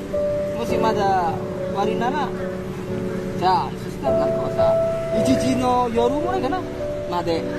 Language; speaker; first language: Japanese; non-native, learner; Indonesian